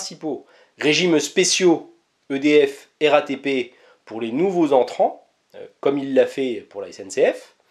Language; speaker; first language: French; native; French